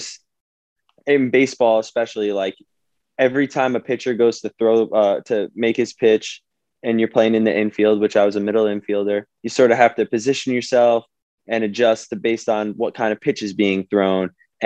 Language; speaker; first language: English; native; English